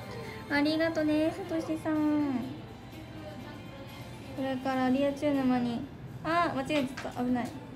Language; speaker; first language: Japanese; native; Japanese